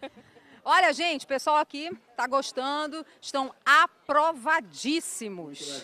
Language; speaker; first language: Portuguese; native; Portuguese